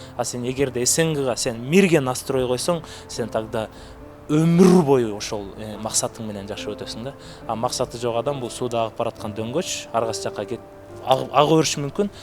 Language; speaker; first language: Kyrgyz; native; Kyrgyz